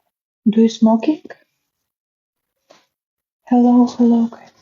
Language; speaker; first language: English; non-native, learner; Russian